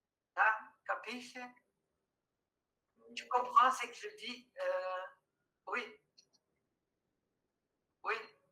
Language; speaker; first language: French; non-native, fluent; Portuguese